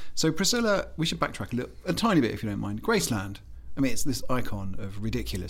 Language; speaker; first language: English; native; English